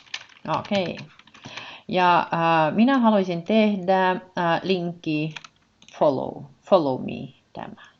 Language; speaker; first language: Finnish; non-native, learner; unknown